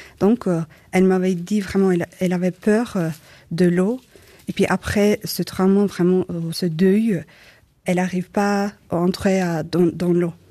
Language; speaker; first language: French; non-native, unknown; Turkish